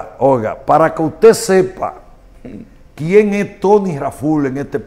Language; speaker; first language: Spanish; native; Spanish